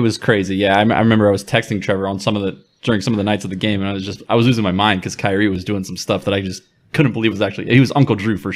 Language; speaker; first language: English; native; English